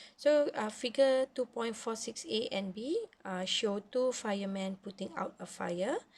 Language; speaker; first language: English; non-native, local second language; Malay